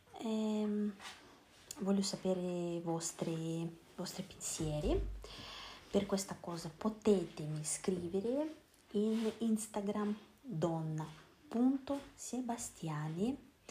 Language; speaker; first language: Italian; non-native, learner; Russian